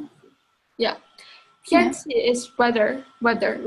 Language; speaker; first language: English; non-native, fluent; Chinese